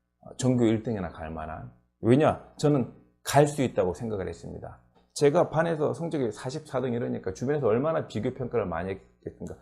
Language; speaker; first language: Korean; native; Korean